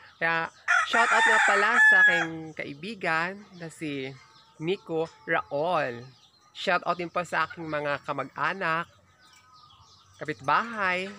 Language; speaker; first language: Filipino; native; Filipino